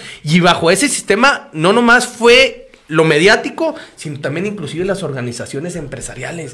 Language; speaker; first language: Spanish; native; Spanish